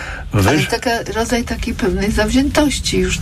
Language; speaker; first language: Polish; native; Polish